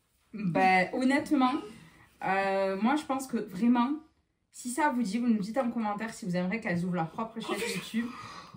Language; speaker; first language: French; native; French